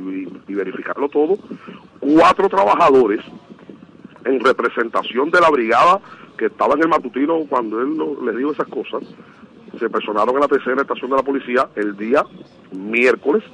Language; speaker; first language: Spanish; native; Spanish